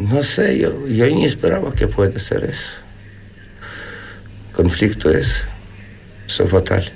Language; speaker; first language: Spanish; non-native, learner; Ukrainian